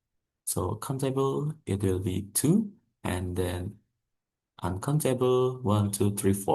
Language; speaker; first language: English; non-native, fluent; Indonesian